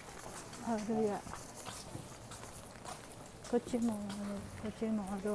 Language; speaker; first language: Japanese; non-native, fluent; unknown